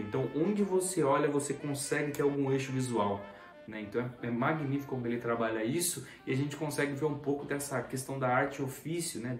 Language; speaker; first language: Portuguese; native; Portuguese